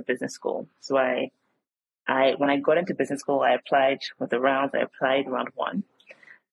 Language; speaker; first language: English; native; English